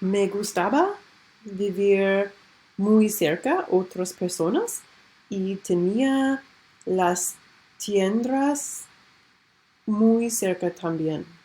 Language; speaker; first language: Spanish; non-native, learner; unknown